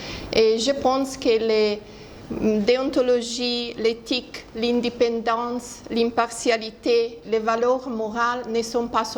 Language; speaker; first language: French; non-native, fluent; Italian